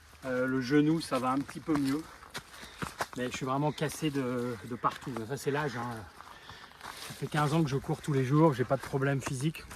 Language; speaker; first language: French; native; French